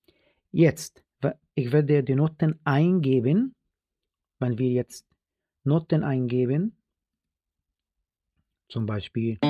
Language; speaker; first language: German; non-native, fluent; Arabic